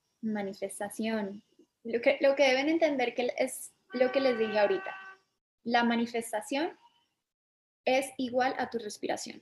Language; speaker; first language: Spanish; early bilingual, other home language; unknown